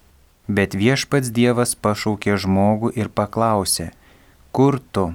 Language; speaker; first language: Lithuanian; native; Lithuanian